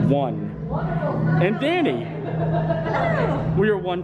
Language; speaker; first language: English; native; English